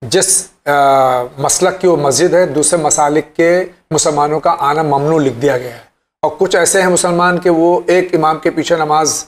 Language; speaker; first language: Hindi; native; Hindi